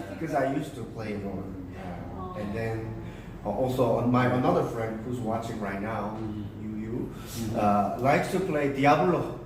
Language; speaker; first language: English; early bilingual, other home language; Korean